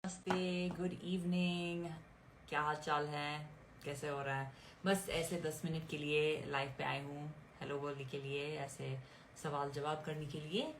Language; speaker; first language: Hindi; non-native, fluent; English